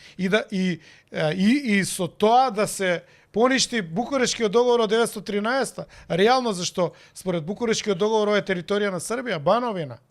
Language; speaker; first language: Macedonian; native; Macedonian